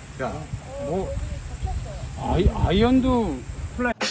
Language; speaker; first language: Korean; native; Korean